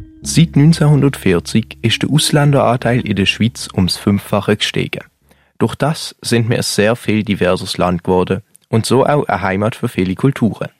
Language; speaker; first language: German; native; German